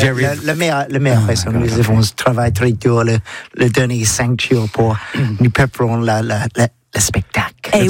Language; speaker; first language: French; non-native, learner; English